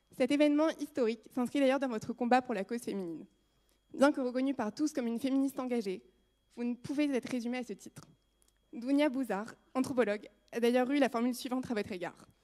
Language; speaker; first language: French; native; French